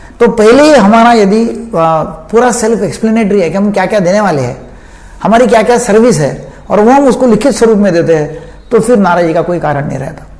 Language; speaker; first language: Hindi; non-native, local second language; Marathi